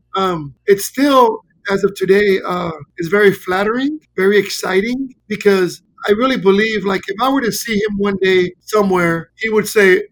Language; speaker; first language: English; native; English